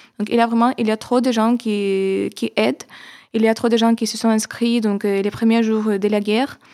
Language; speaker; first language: French; non-native, fluent; Ukrainian